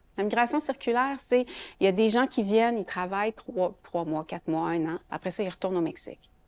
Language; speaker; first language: French; native; French